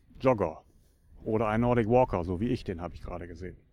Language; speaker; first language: German; native; German